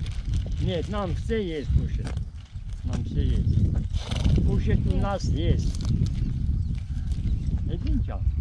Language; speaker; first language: Russian; non-native, learner; Armenian